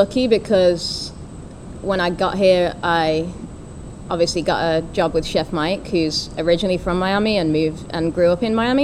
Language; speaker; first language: English; native; English